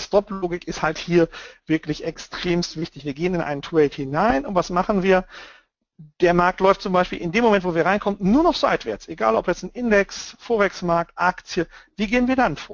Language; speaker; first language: German; native; German